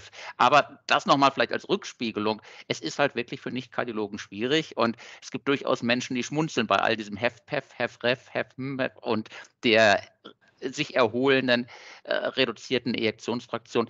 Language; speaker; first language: German; native; German